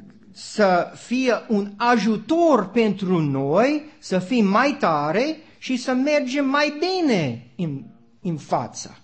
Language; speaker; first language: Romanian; non-native, learner; English